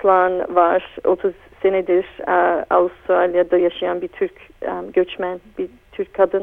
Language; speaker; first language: Turkish; early bilingual, heritage; Turkish